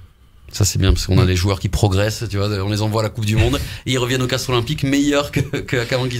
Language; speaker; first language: French; native; French